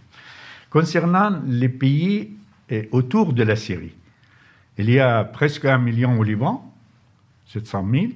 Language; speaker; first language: French; non-native, fluent; Arabic